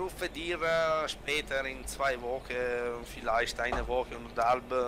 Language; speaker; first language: German; non-native, learner; Italian